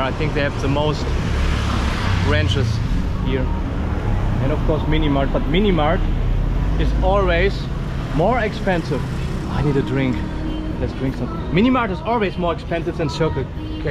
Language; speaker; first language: English; non-native, fluent; German